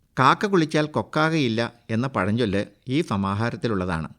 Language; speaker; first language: Malayalam; native; Malayalam